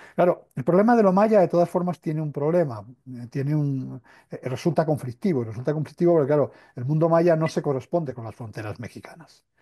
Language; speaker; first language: Spanish; native; Spanish